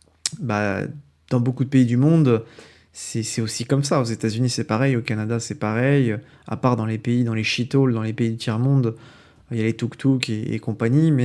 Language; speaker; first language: French; native; French